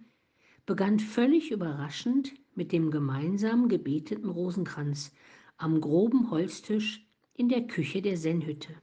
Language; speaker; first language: German; native; German